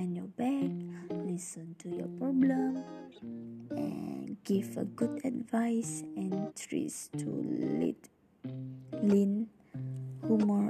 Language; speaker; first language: English; non-native, local second language; Malay